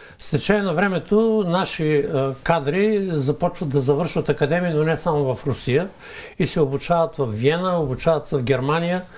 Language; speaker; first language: Bulgarian; native; Bulgarian